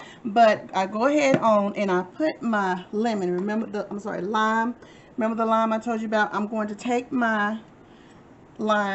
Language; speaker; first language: English; native; English